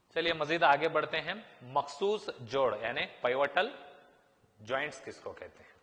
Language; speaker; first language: Urdu; native; Urdu